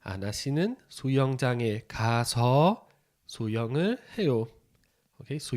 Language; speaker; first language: Korean; non-native, fluent; Portuguese